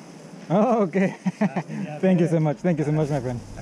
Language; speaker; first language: English; non-native, fluent; German